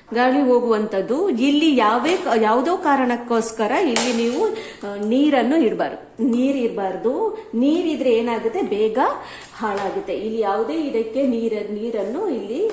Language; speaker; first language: Kannada; non-native, local second language; Tulu